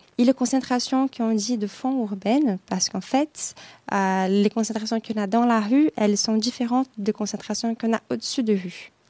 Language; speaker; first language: French; non-native, fluent; Portuguese